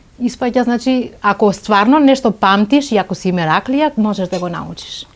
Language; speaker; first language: Macedonian; non-native, local second language; Romany